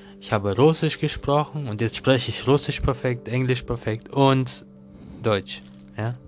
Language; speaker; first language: German; non-native, learner; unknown